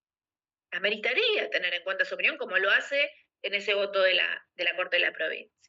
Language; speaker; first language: Spanish; native; Spanish